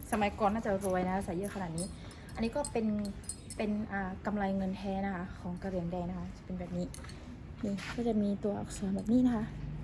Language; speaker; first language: Thai; non-native, local second language; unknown